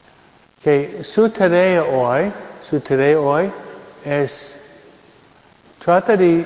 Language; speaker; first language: Spanish; non-native, fluent; English